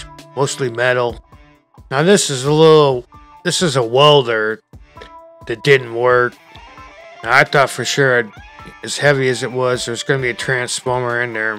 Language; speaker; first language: English; native; English